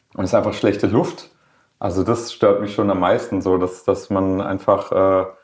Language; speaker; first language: German; non-native, local second language; Swedish